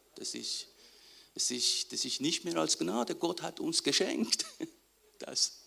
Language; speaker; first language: German; non-native, fluent; Persian